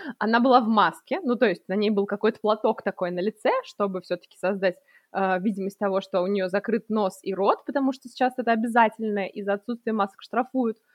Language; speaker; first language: Russian; native; Russian